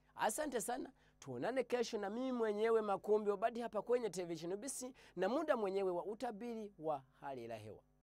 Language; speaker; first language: Swahili; non-native, local second language; Ganda